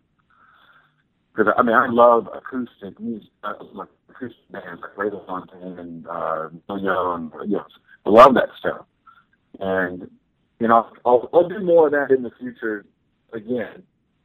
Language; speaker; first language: English; native; English